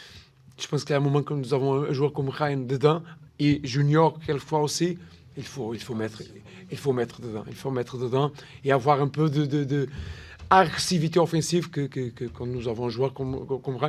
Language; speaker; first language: French; non-native, learner; Portuguese